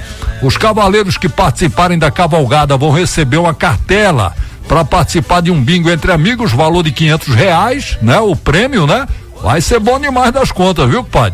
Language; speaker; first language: Portuguese; native; Portuguese